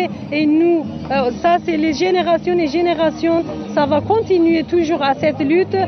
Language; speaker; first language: French; non-native, learner; Kurdish